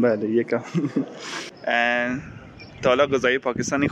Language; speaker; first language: Persian; non-native, learner; Urdu